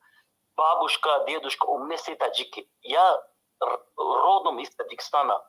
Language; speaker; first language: Russian; non-native, local second language; Tajik